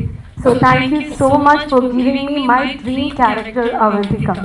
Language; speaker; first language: Telugu; non-native, learner; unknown